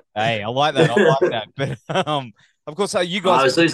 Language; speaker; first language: English; native; English